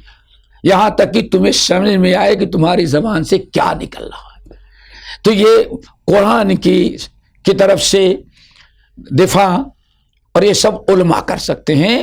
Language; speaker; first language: Urdu; native; Urdu